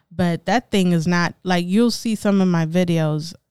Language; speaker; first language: English; early bilingual, other home language; Amharic